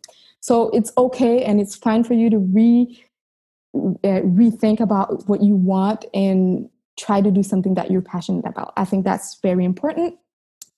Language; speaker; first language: English; non-native, fluent; Haitian Creole